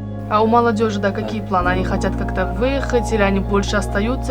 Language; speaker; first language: Russian; non-native, fluent; Polish